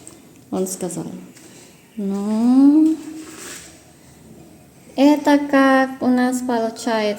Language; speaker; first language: Russian; non-native, learner; Filipino